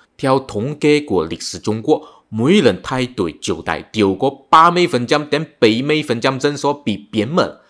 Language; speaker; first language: Vietnamese; non-native, fluent; Chinese